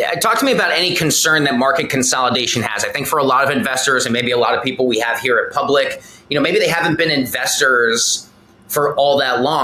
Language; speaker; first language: English; native; English